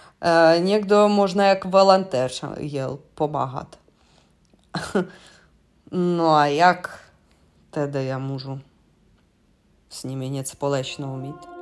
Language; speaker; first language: Czech; non-native, fluent; Russian